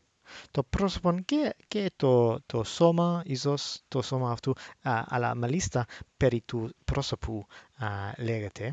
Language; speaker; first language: Greek; non-native, fluent; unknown